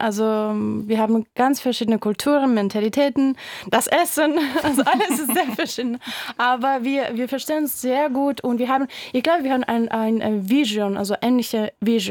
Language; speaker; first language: German; non-native, fluent; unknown